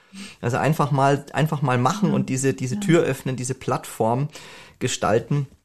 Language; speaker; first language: German; native; German